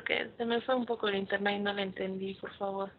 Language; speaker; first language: Spanish; native; Spanish